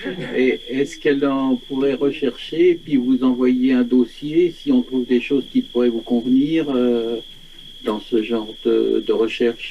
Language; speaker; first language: French; native; French